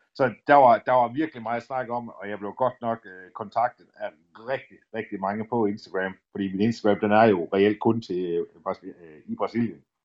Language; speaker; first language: Danish; native; Danish